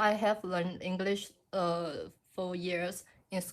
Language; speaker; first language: English; non-native, learner; Chinese